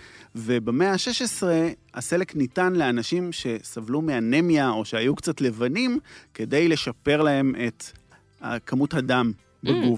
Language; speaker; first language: Hebrew; native; Hebrew